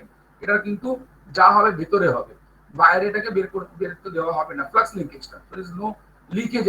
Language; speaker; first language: Bangla; native; Bangla